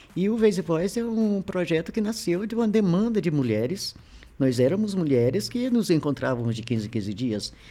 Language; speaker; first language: Portuguese; native; Portuguese